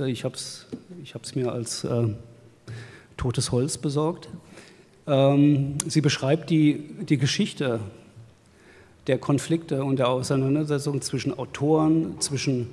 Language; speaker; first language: German; native; German